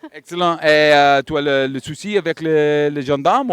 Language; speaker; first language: French; non-native, learner; English